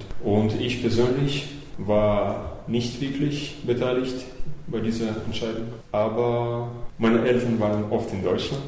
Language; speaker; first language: German; early bilingual, other home language; Russian